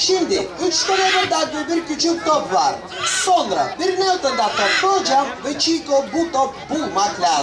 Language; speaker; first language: Turkish; non-native, learner; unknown